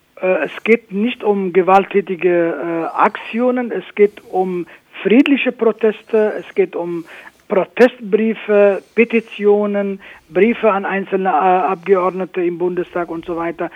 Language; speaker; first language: German; non-native, fluent; Kurdish